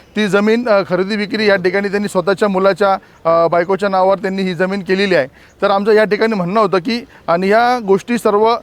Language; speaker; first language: Marathi; native; Marathi